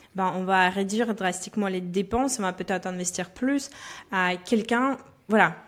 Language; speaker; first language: French; non-native, fluent; Russian